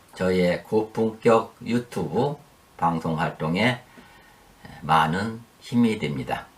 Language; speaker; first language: Korean; native; Korean